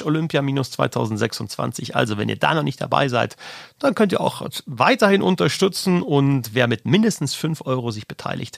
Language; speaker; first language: German; native; German